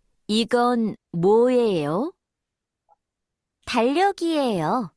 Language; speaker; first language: Korean; non-native, learner; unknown